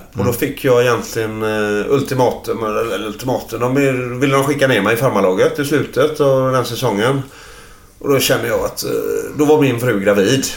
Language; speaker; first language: Swedish; native; Swedish